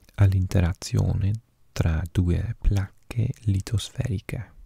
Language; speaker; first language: Italian; non-native, learner; Welsh